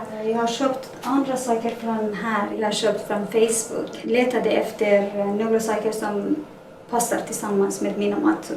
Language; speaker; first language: Swedish; non-native, learner; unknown